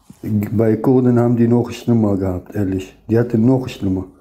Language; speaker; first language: German; non-native, fluent; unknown